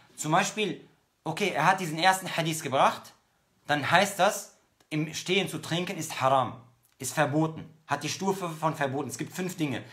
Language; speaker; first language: German; native; German